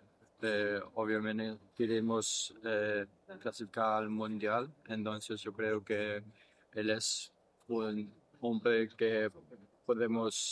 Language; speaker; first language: Spanish; early bilingual, heritage; English